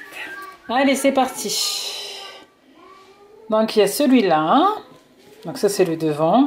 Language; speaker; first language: French; native; French